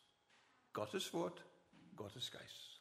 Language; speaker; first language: German; non-native, learner; English